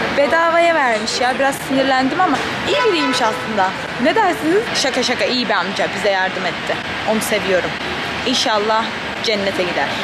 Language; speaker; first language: Turkish; native; Turkish